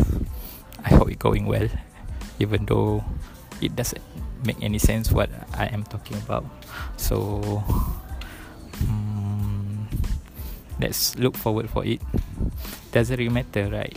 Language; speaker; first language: English; non-native, local second language; Malay